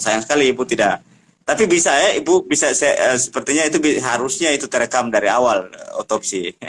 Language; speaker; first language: Indonesian; native; Indonesian